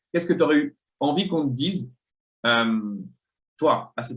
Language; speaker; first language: French; native; French